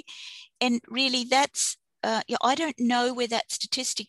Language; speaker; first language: English; native; English